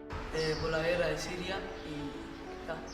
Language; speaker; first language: Spanish; early bilingual, other home language; Arabic